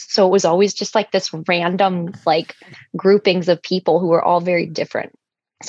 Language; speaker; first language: English; native; English